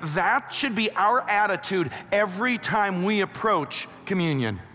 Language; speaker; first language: English; native; English